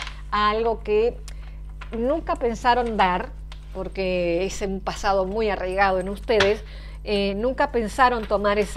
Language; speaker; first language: Spanish; native; Spanish